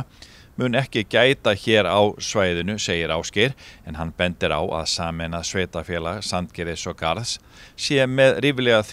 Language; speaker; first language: Icelandic; native; Icelandic